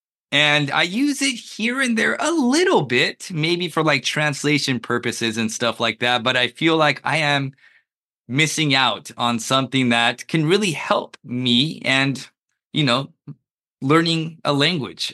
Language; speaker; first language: English; early bilingual, other home language; Japanese